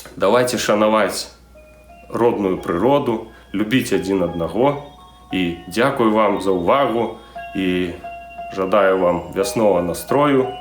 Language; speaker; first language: Belarusian; native; Belarusian